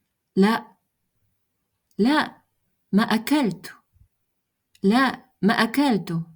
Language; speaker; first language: Arabic; non-native, fluent; Russian